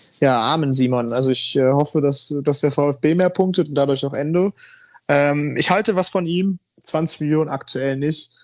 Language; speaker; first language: German; native; German